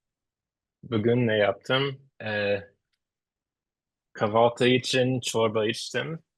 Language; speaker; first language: Turkish; non-native, learner; English